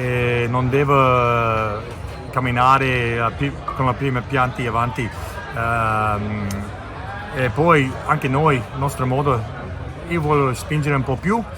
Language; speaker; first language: Italian; non-native, learner; English